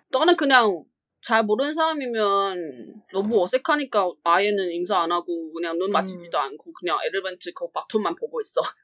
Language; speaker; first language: Korean; non-native, learner; Chinese